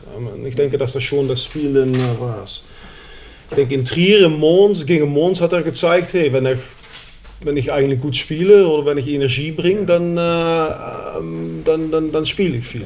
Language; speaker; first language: German; non-native, fluent; Dutch